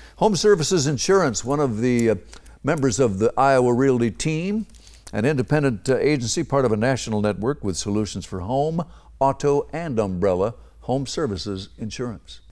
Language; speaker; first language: English; native; English